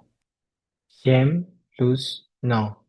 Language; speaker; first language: French; non-native, learner; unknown